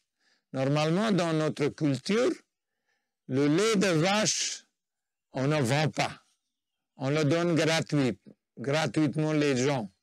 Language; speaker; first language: French; non-native, fluent; Nepali